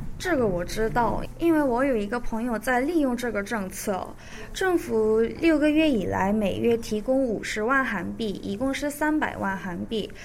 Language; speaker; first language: Chinese; early bilingual, other home language; Korean